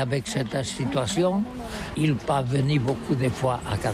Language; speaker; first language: French; non-native, learner; Catalan